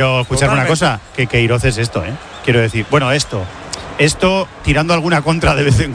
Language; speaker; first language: Spanish; native; Spanish